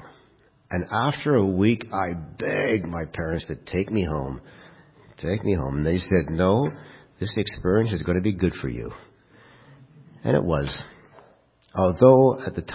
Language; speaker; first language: English; native; English